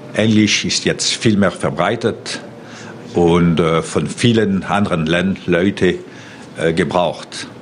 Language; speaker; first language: German; non-native, local second language; French